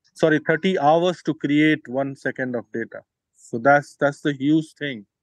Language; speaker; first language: English; non-native, local second language; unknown